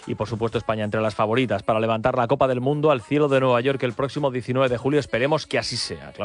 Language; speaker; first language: Spanish; native; Spanish